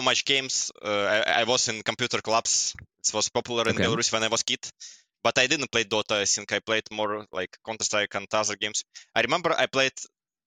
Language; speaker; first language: English; non-native, learner; Russian